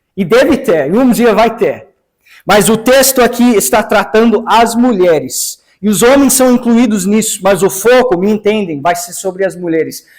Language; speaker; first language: Portuguese; non-native, fluent; English